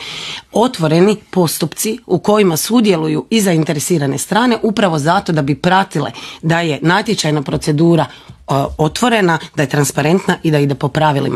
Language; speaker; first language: Croatian; native; Croatian